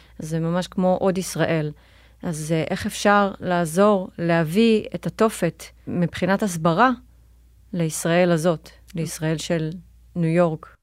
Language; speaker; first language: Hebrew; native; Hebrew